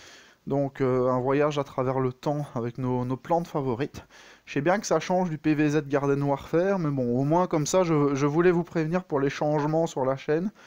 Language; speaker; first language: French; native; French